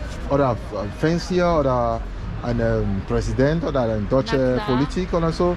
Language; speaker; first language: German; non-native, learner; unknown